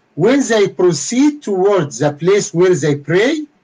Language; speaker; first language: English; non-native, fluent; Arabic